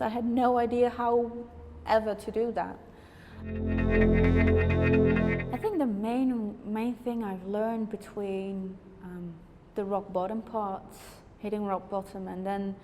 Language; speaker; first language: English; non-native, fluent; Dutch